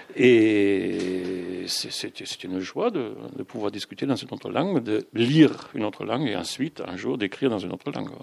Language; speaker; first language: French; non-native, fluent; German